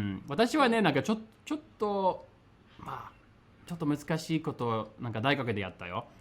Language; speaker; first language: Japanese; non-native, fluent; English